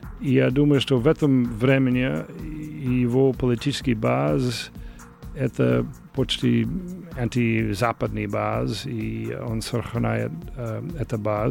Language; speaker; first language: Russian; non-native, learner; English